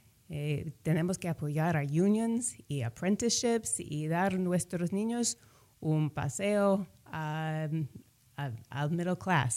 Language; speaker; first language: Spanish; non-native, fluent; English